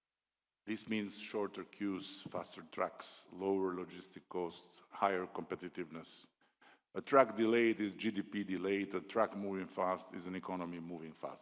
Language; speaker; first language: English; non-native, local second language; Albanian